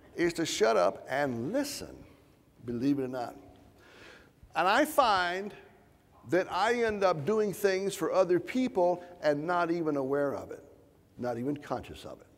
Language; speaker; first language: English; native; English